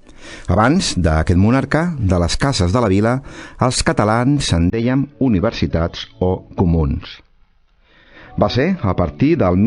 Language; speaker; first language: Catalan; native; Catalan